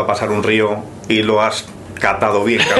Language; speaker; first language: Spanish; native; Spanish